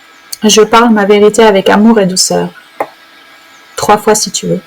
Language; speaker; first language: French; native; French